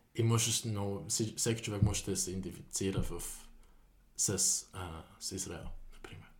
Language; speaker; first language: Bulgarian; non-native, fluent; Dutch